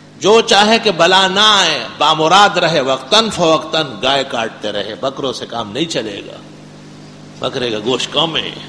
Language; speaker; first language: Urdu; non-native, local second language; Pashto